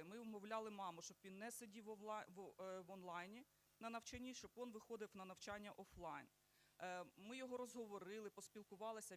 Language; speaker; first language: Ukrainian; native; Ukrainian